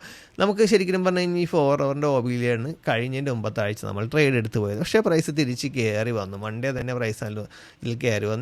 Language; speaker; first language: Malayalam; native; Malayalam